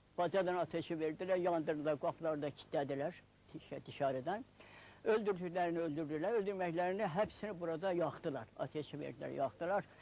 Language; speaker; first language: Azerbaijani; native; Azerbaijani